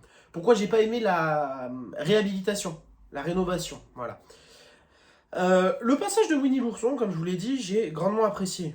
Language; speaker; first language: French; native; French